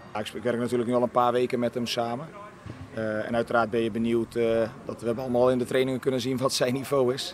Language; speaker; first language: Dutch; native; Dutch